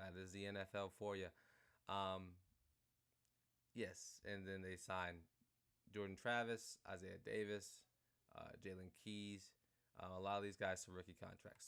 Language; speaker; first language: English; native; English